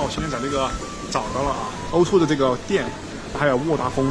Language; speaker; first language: Chinese; native; Chinese